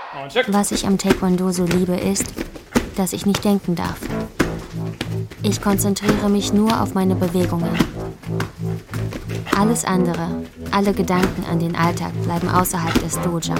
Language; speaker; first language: German; native; German